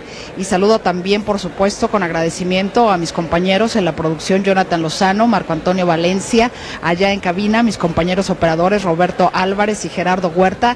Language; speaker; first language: Spanish; native; Spanish